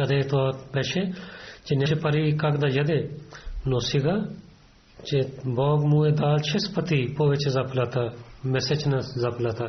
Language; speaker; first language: Bulgarian; non-native, fluent; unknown